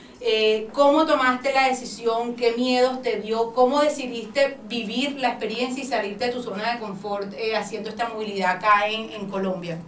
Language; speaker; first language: Spanish; native; Spanish